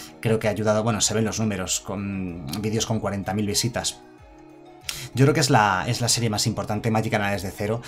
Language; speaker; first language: Spanish; native; Spanish